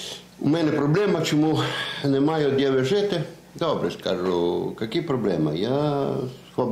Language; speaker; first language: Ukrainian; non-native, learner; Italian